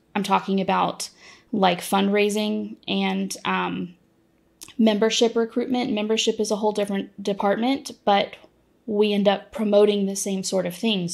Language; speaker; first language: English; native; English